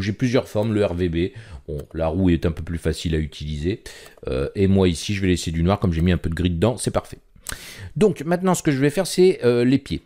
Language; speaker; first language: French; native; French